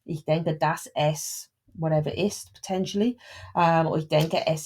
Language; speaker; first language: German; non-native, fluent; English